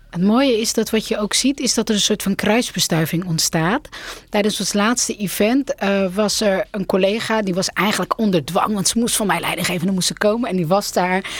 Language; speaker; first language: Dutch; early bilingual, other home language; Central Kurdish